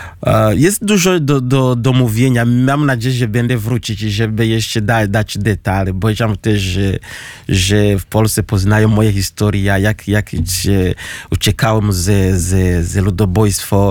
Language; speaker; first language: Polish; non-native, learner; Kinyarwanda